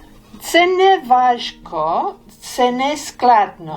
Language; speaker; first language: Ukrainian; non-native, learner; English